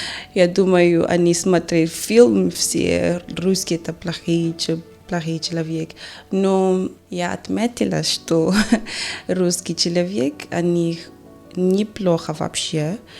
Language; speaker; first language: Russian; non-native, learner; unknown